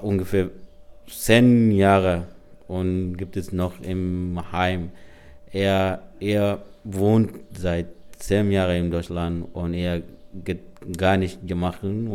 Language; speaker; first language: German; non-native, learner; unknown